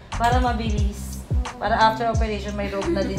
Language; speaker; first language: Filipino; native; Filipino